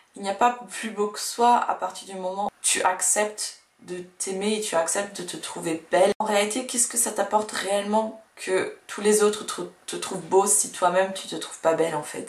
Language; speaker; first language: French; early bilingual, other home language; Russian